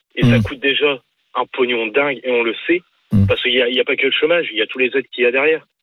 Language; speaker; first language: French; native; French